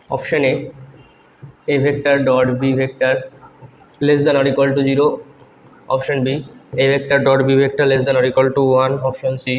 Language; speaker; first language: English; non-native, local second language; Bangla